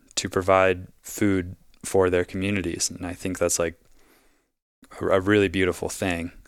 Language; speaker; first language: English; native; English